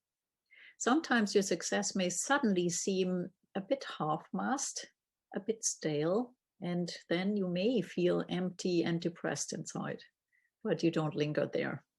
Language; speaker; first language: English; non-native, fluent; German